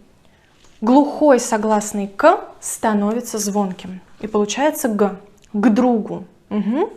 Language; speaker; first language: Russian; native; Russian